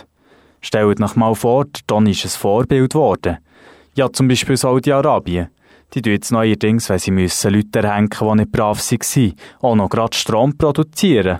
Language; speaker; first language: German; native; German